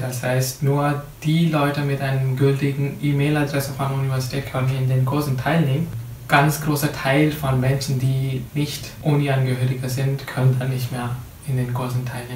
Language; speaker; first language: German; non-native, fluent; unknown